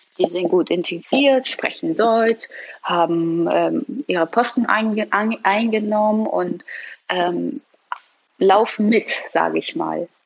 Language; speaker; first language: German; early bilingual, other home language; Persian